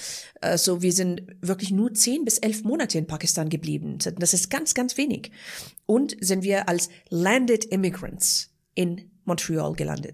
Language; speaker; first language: German; non-native, fluent; Persian